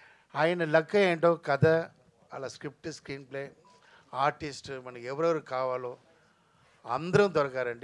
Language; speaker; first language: Telugu; non-native, fluent; Tamil